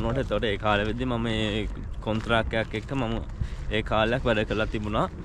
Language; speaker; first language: Sinhala; native; Sinhala